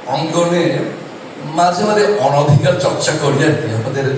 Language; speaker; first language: Bangla; non-native, local second language; Chakma